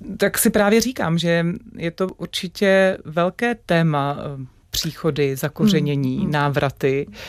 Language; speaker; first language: Czech; native; Czech